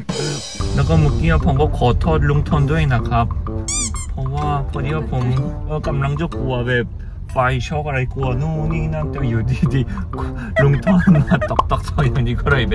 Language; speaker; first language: Thai; non-native, fluent; Korean